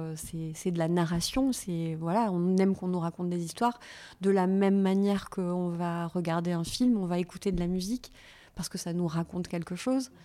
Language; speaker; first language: French; native; French